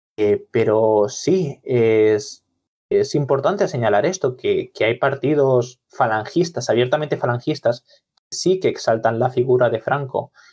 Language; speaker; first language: Spanish; non-native, local second language; Catalan